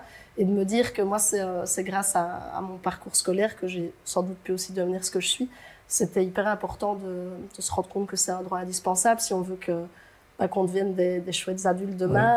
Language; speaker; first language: French; native; French